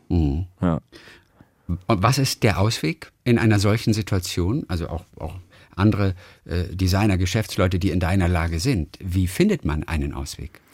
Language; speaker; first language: German; native; German